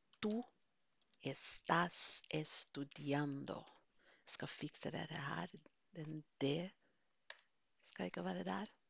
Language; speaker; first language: Norwegian; non-native, fluent; Spanish